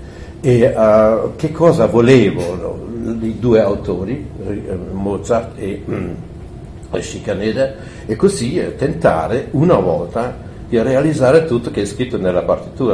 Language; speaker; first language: Italian; non-native, fluent; German